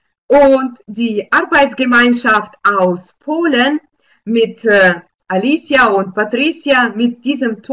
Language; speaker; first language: German; non-native, fluent; Russian